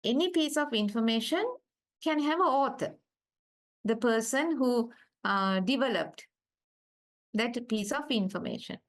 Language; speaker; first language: English; non-native, local second language; Sinhala